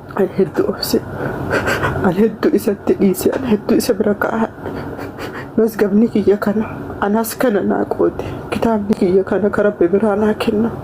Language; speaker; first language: Oromo; native; Oromo